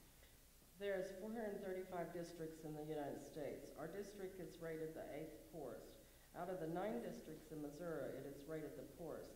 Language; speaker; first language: English; native; English